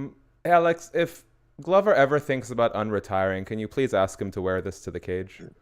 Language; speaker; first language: English; native; English